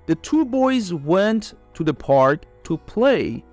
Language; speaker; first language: English; non-native, fluent; Persian